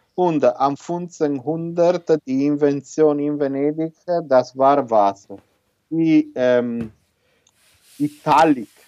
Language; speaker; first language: German; non-native, learner; Italian